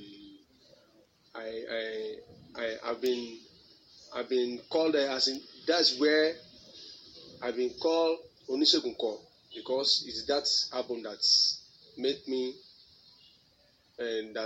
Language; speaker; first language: English; non-native, local second language; Yoruba